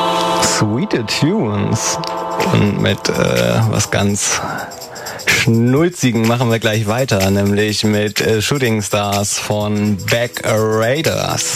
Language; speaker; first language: German; native; German